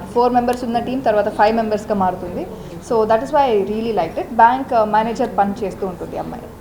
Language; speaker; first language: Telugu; non-native, fluent; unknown